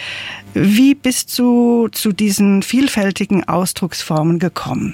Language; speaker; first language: German; native; German